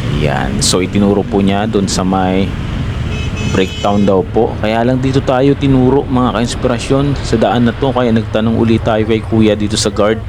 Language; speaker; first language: Filipino; native; Filipino